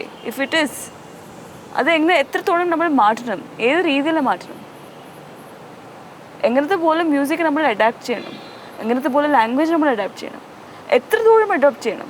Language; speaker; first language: Malayalam; non-native, fluent; Tamil